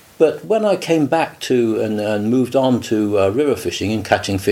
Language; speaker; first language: English; native; English